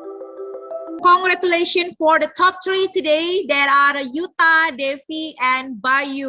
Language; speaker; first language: English; non-native, learner; Indonesian